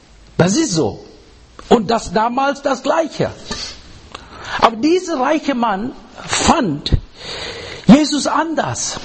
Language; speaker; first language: German; non-native, learner; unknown